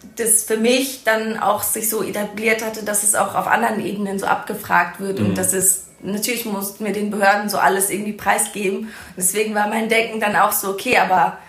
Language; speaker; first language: German; early bilingual, other home language; Persian